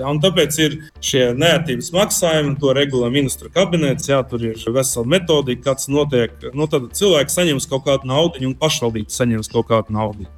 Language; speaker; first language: Latvian; non-native, local second language; Russian